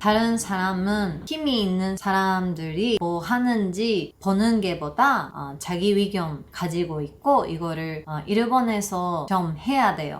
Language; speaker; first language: Korean; non-native, learner; Japanese